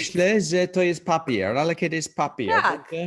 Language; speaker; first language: Polish; non-native, learner; English